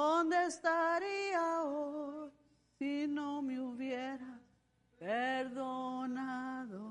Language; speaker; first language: Spanish; early bilingual, heritage; Spanish